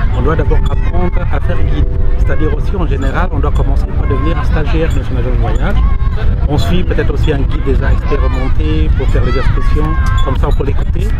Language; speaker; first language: French; non-native, fluent; Balinese